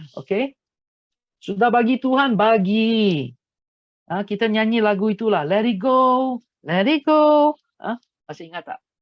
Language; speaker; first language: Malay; non-native, local second language; Chinese